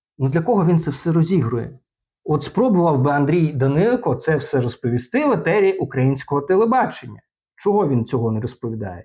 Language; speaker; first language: Ukrainian; non-native, local second language; Russian